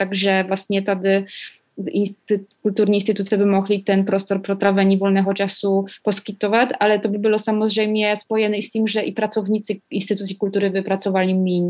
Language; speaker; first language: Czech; non-native, learner; Polish